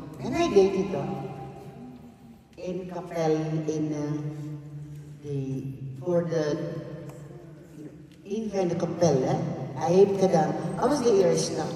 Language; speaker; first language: Dutch; non-native, fluent; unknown